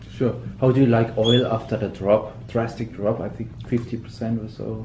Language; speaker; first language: English; non-native, fluent; German